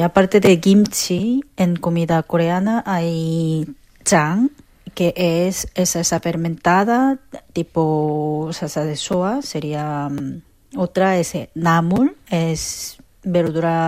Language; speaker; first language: Spanish; non-native, learner; Korean